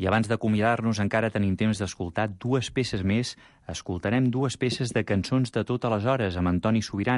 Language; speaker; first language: Catalan; native; Catalan